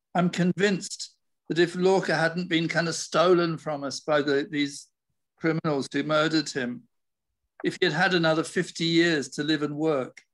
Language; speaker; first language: English; native; English